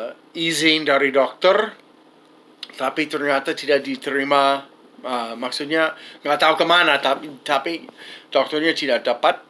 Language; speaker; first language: Indonesian; non-native, fluent; English